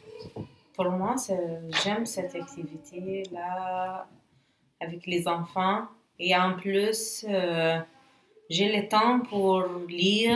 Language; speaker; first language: French; non-native, learner; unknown